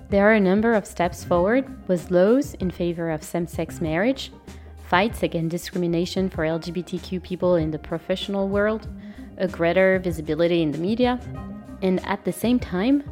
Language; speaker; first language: English; non-native, fluent; French